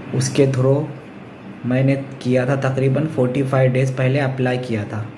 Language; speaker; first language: Hindi; non-native, local second language; Urdu